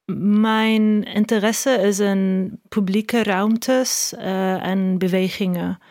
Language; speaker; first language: Dutch; non-native, learner; Arabic